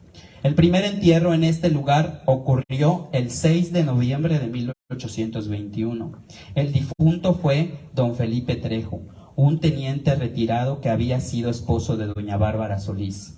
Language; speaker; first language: Spanish; native; Spanish